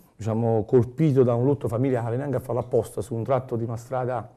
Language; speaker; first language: Italian; native; Italian